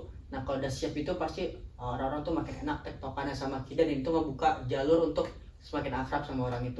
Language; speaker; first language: Indonesian; native; Indonesian